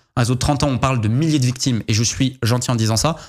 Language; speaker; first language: French; native; French